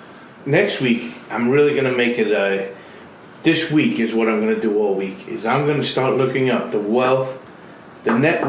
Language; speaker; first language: English; native; English